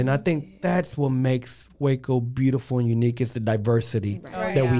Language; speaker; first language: English; early bilingual, other home language; Spanish